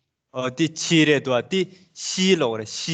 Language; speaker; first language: Chinese; non-native, local second language; Tibetan